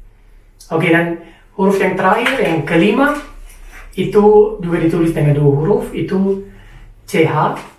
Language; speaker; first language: Indonesian; non-native, fluent; German